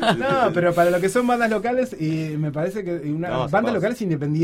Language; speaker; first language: Spanish; native; Spanish